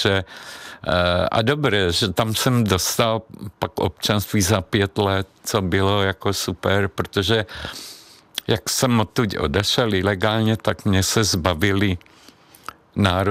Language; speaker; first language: Czech; non-native, fluent; Hungarian